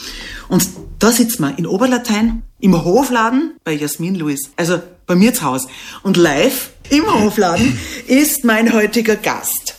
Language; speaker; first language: German; native; German